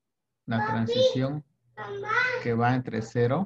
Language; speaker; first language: Spanish; native; Spanish